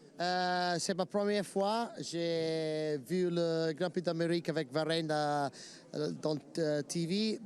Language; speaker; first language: French; non-native, learner; Italian